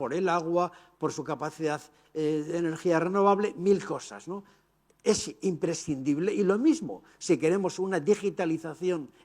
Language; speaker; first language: Spanish; native; Spanish